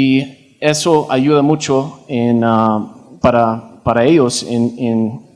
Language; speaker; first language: Spanish; non-native, fluent; English